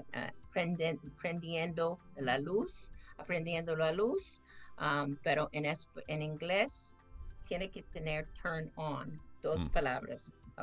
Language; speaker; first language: Spanish; non-native, fluent; English